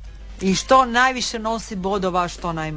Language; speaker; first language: Serbian; native; Serbian